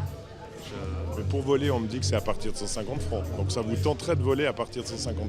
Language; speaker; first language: French; native; French